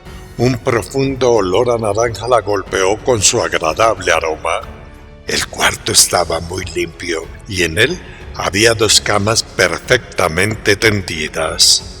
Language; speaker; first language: Spanish; native; Spanish